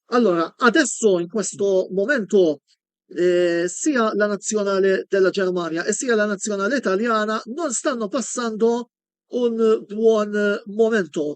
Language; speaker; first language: Italian; non-native, fluent; Maltese